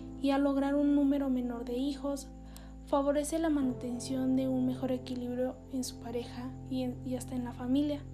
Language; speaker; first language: Spanish; native; Spanish